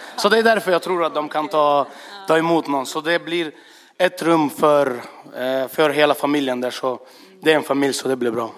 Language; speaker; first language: Swedish; early bilingual, other home language; Russian